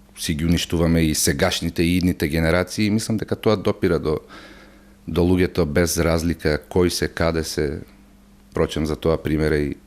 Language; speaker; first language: Macedonian; native; Macedonian